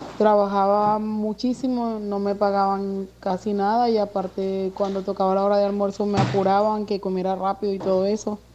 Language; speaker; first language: Spanish; native; Spanish